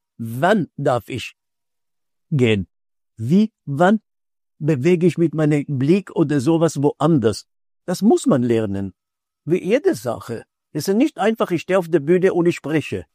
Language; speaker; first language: German; non-native, fluent; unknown